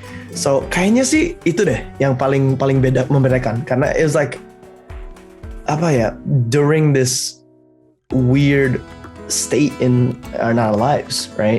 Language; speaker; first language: Indonesian; early bilingual, heritage; Indonesian